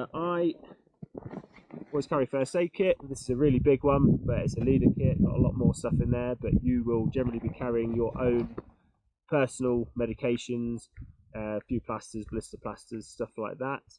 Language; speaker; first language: English; native; English